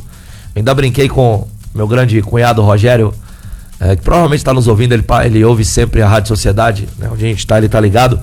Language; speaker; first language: Portuguese; native; Portuguese